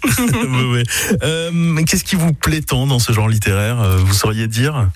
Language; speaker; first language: French; native; French